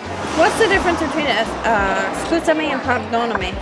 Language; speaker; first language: English; native; English